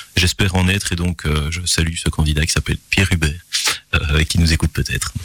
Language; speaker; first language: French; native; French